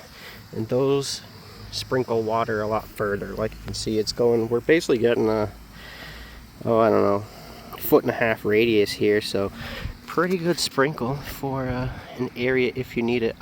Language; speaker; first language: English; native; English